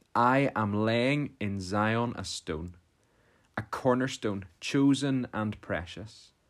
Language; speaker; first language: English; native; English